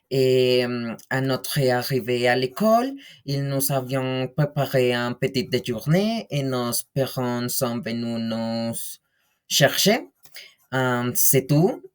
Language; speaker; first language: French; non-native, learner; Spanish